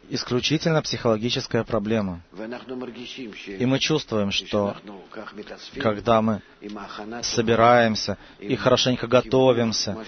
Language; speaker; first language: Russian; native; Russian